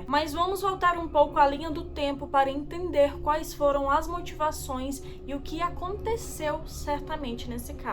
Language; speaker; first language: Portuguese; native; Portuguese